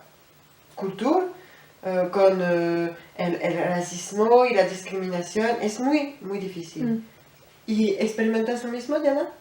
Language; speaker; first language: Spanish; non-native, learner; French